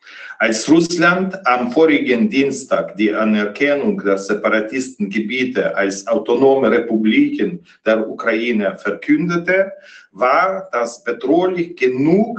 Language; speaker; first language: German; non-native, fluent; Ukrainian